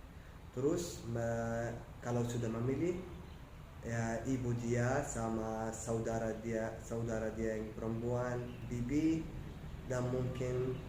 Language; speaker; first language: Indonesian; non-native, learner; Arabic